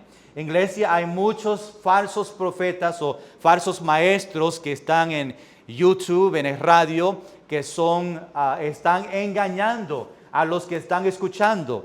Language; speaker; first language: Spanish; early bilingual, heritage; English